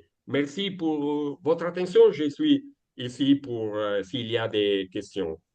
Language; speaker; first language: French; non-native, learner; Italian